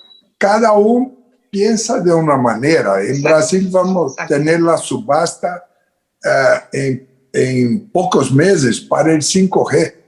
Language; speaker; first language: Spanish; non-native, fluent; Portuguese